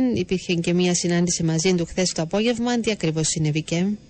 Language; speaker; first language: Greek; native; Greek